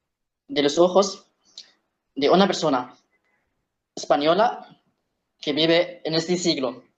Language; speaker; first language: Spanish; non-native, learner; Arabic